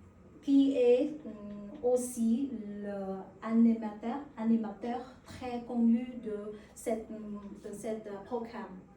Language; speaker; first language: French; non-native, learner; Vietnamese